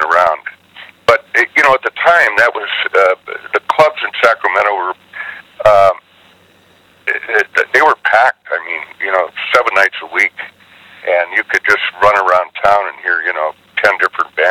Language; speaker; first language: English; native; English